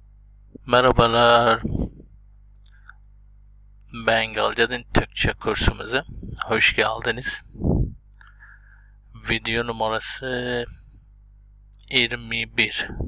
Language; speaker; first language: Turkish; non-native, learner; Bangla